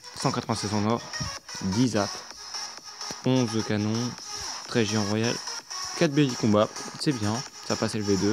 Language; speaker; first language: French; native; French